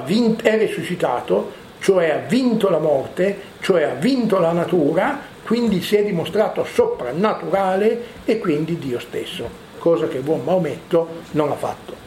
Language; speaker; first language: Italian; native; Italian